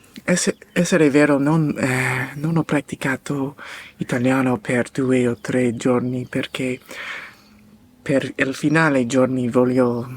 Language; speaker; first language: Italian; non-native, learner; English